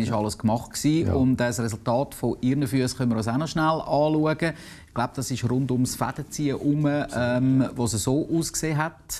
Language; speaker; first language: German; native; German